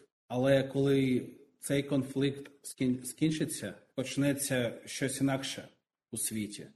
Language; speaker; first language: Ukrainian; non-native, local second language; Russian